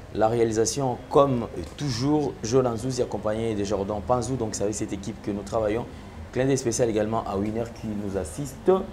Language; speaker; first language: French; non-native, local second language; Lingala